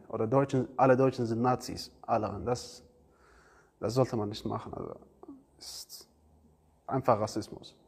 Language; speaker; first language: German; non-native, learner; Arabic